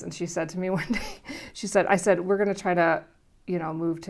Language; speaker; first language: English; native; English